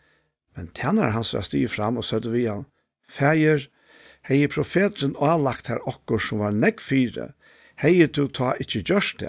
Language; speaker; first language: Danish; non-native, local second language; Faroese